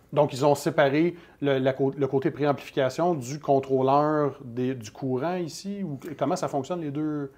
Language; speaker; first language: French; native; French